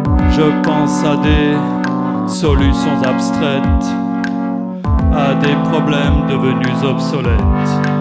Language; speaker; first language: French; native; French